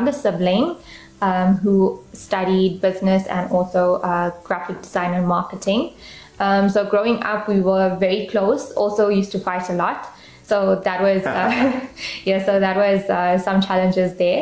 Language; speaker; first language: English; native; English